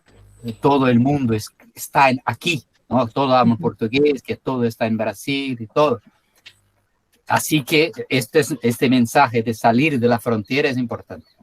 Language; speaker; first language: Spanish; non-native, fluent; Portuguese